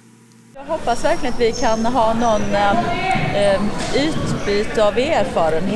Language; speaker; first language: Swedish; native; Swedish